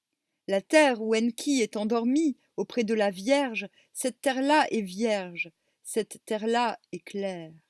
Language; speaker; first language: French; native; French